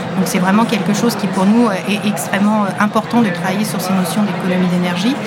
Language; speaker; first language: French; native; French